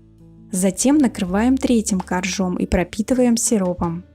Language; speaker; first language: Russian; native; Russian